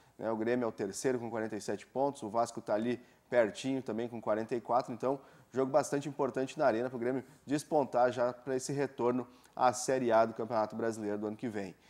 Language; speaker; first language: Portuguese; native; Portuguese